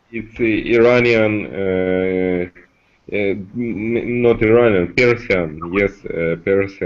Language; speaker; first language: English; non-native, learner; Russian